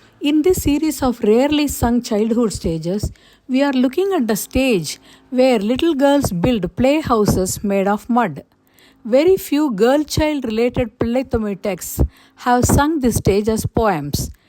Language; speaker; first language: English; non-native, local second language; Tamil